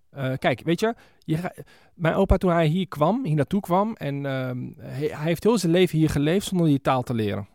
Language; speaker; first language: Dutch; early bilingual, other home language; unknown